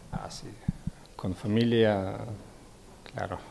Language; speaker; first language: Spanish; non-native, learner; Ukrainian